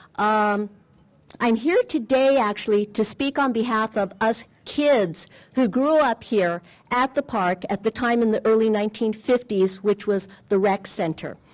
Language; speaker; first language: English; native; English